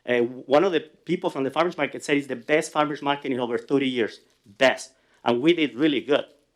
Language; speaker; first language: English; non-native, fluent; Spanish